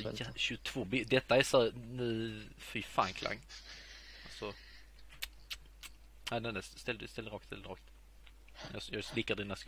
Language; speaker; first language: Swedish; native; Swedish